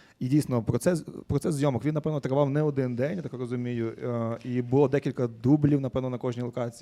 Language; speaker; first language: Ukrainian; native; Ukrainian